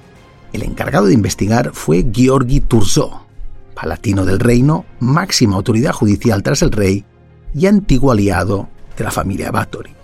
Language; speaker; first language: Spanish; native; Spanish